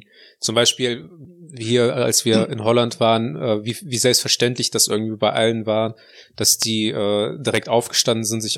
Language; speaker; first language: German; native; German